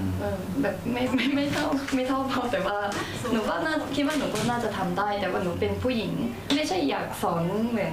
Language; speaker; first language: Thai; early bilingual, heritage; Thai